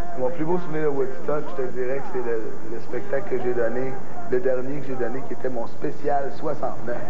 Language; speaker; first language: French; native; French